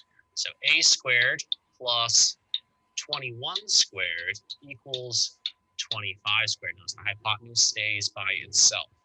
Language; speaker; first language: English; native; English